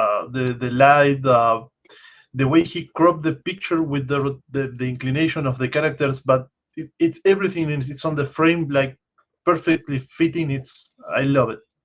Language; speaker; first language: English; non-native, fluent; Spanish